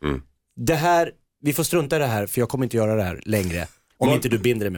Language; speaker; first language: Swedish; native; Swedish